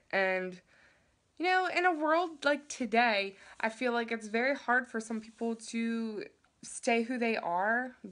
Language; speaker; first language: English; native; English